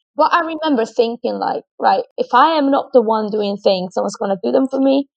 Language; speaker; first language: English; non-native, fluent; Italian